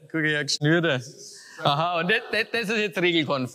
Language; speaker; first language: German; native; German